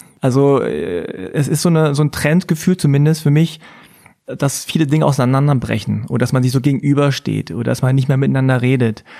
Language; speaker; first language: German; native; German